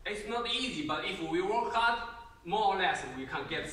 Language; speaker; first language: English; non-native, learner; Chinese